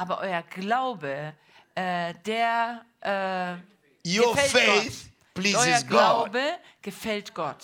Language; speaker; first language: German; non-native, learner; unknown